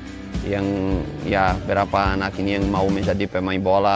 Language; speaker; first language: Indonesian; non-native, fluent; Portuguese